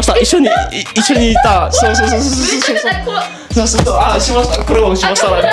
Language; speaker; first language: Japanese; non-native, learner; French